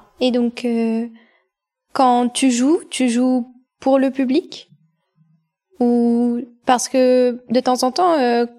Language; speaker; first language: French; non-native, fluent; Bulgarian